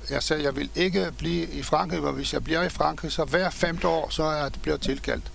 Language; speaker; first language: Danish; non-native, fluent; French